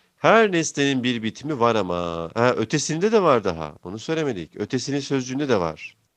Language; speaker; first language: Turkish; native; Turkish